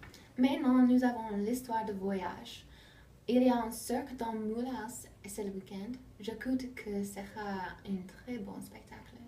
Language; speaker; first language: French; non-native, learner; English